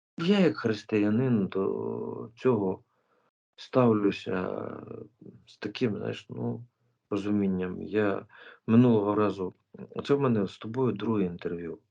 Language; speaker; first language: Ukrainian; native; Ukrainian